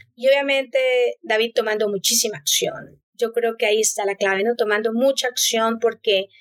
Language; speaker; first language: Spanish; native; Spanish